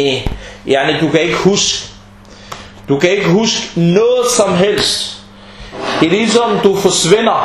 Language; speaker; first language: Danish; early bilingual, other home language; Arabic